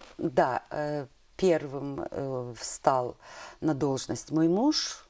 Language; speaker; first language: Russian; native; Russian